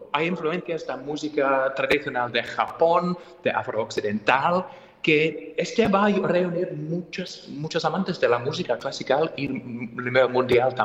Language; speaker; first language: Spanish; non-native, fluent; English